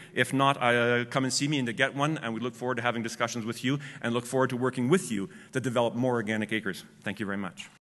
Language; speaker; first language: English; native; English